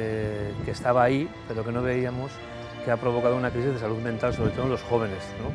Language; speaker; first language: Spanish; native; Spanish